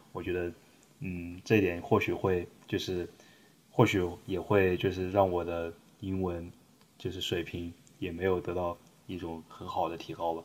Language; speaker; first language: Chinese; native; Chinese